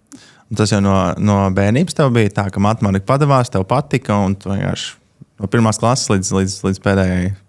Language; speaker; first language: Latvian; native; Latvian